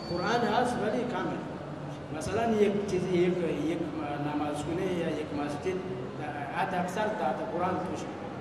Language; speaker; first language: Persian; non-native, learner; Malagasy